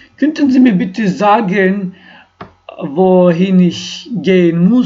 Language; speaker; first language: German; non-native, learner; Ukrainian